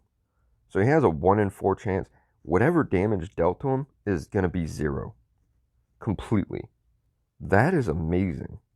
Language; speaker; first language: English; native; English